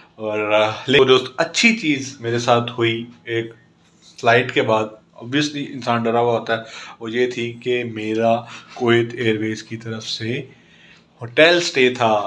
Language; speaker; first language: Urdu; non-native, local second language; Punjabi